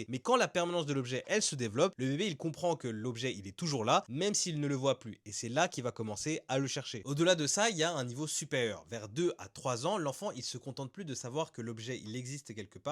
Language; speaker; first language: French; native; French